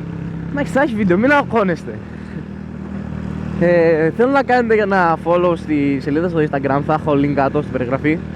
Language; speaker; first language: Greek; native; Greek